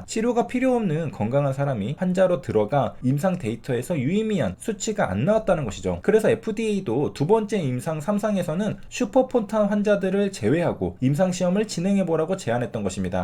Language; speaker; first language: Korean; native; Korean